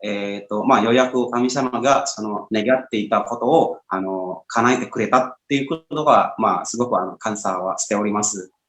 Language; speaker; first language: Japanese; non-native, fluent; Indonesian